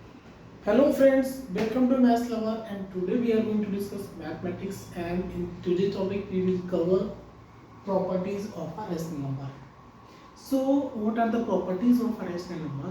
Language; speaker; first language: English; non-native, local second language; Hindi